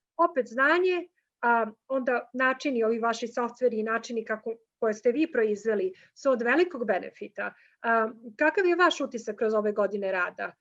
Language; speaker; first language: Bosnian; native; Bosnian